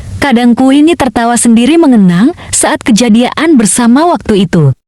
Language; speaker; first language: Indonesian; native; Indonesian